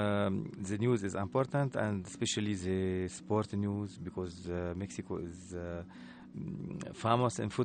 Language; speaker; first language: English; non-native, learner; Arabic